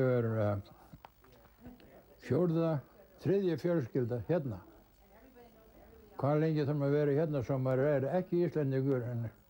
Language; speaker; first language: Icelandic; early bilingual, heritage; Icelandic